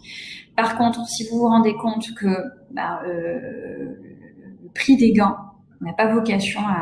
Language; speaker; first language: French; native; French